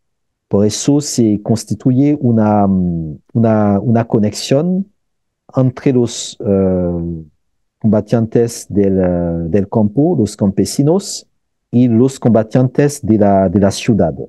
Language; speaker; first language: Spanish; non-native, fluent; French